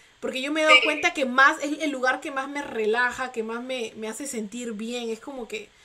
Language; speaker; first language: Spanish; native; Spanish